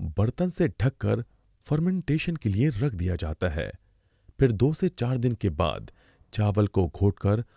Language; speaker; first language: Hindi; native; Hindi